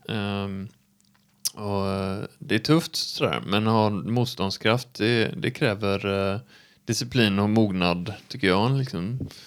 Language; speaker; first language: Swedish; native; Swedish